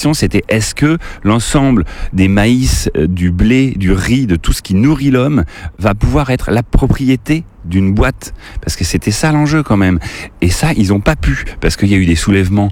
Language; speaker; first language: French; native; French